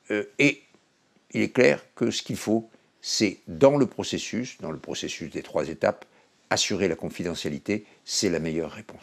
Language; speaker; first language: French; native; French